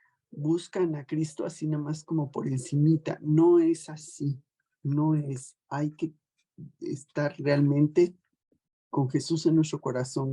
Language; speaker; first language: Spanish; native; Spanish